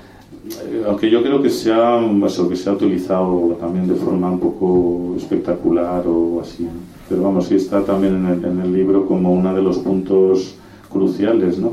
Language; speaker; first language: Spanish; native; Spanish